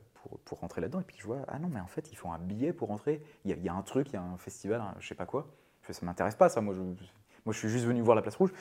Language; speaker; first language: French; native; French